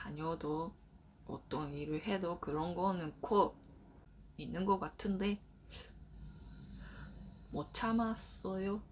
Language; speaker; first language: Korean; non-native, learner; Japanese